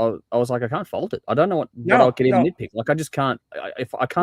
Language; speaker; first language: English; native; English